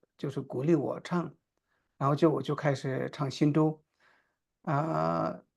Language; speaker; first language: Chinese; non-native, local second language; Tibetan